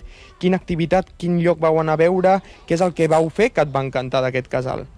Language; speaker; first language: Catalan; native; Catalan